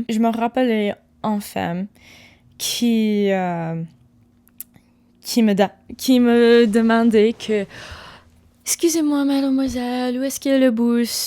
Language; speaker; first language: French; non-native, learner; English